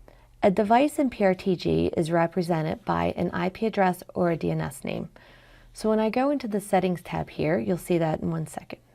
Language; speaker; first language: English; native; English